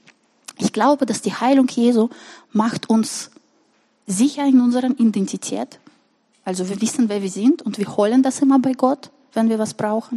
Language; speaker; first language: German; non-native, fluent; Russian